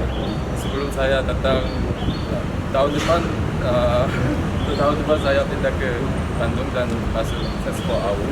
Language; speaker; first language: Indonesian; non-native, learner; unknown